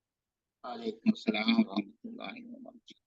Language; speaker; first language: Arabic; non-native, learner; Malayalam